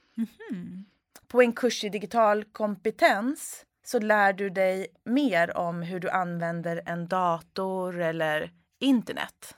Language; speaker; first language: Swedish; native; Swedish